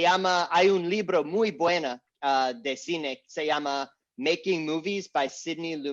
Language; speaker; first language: Spanish; non-native, learner; English